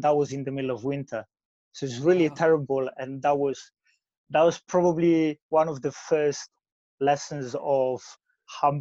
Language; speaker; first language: English; non-native, fluent; Polish